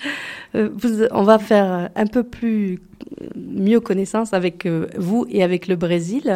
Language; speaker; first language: French; native; French